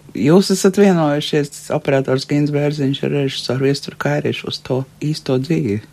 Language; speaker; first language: Latvian; native; Latvian